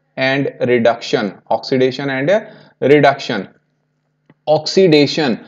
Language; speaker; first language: Hindi; non-native, local second language; Punjabi